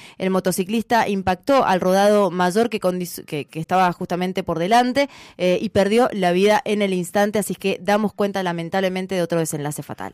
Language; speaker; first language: Spanish; native; Spanish